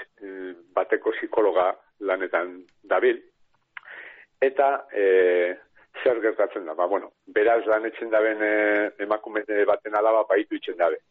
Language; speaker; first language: Basque; native; Basque